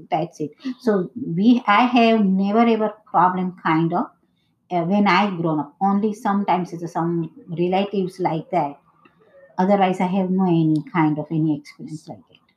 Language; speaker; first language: English; non-native, local second language; Gujarati